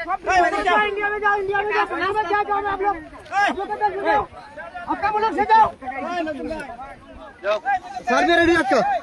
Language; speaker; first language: Hindi; non-native, learner; Bangla